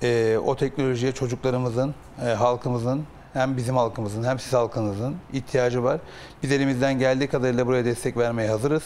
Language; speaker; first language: Turkish; native; Turkish